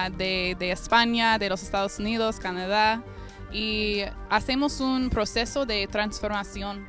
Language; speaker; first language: Spanish; non-native, fluent; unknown